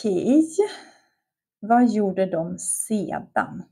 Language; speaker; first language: Swedish; non-native, fluent; Russian